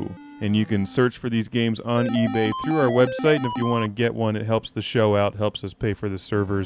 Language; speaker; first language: English; native; English